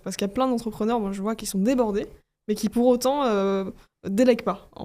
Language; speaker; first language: French; native; French